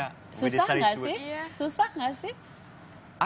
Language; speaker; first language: Indonesian; native; Indonesian